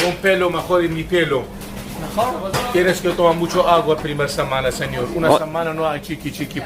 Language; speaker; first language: Spanish; non-native, learner; Turkish